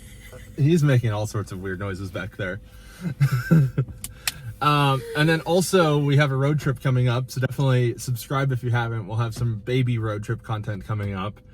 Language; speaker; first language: English; native; English